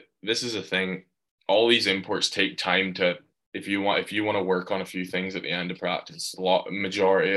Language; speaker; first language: English; native; English